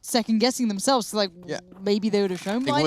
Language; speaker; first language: English; native; English